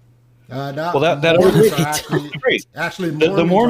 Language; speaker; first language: English; native; English